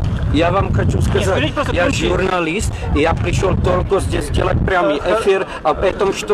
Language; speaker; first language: Russian; non-native, learner; Czech